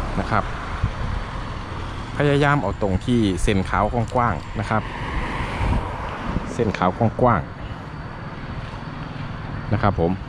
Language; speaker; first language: Thai; non-native, local second language; Lao